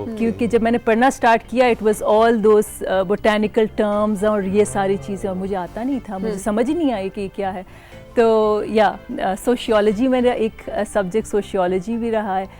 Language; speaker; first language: Urdu; non-native, local second language; Khowar